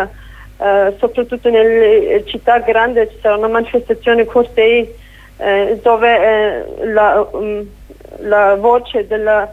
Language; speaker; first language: Italian; non-native, fluent; Kurdish